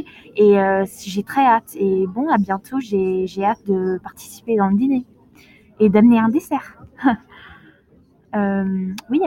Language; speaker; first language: French; non-native, learner; English